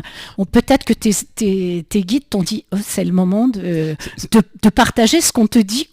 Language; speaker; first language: French; native; French